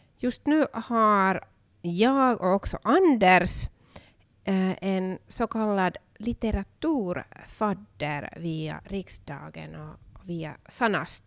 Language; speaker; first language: Swedish; non-native, local second language; Finnish